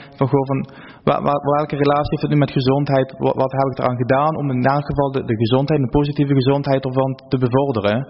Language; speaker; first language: Dutch; native; Dutch